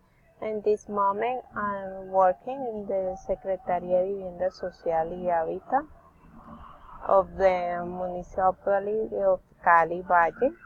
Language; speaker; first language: English; non-native, learner; Spanish